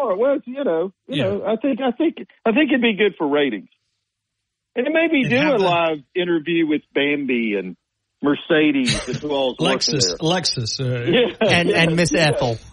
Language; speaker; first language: English; native; English